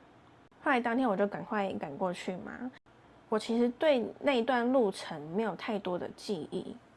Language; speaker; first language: Chinese; native; Chinese